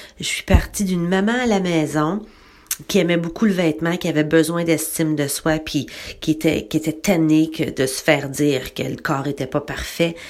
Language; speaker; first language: French; native; French